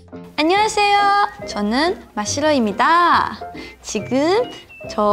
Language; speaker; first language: Korean; non-native, fluent; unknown